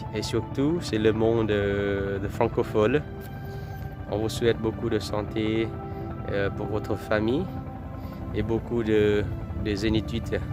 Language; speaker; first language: French; non-native, fluent; Vietnamese